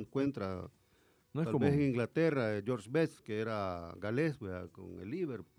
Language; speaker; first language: Spanish; native; Spanish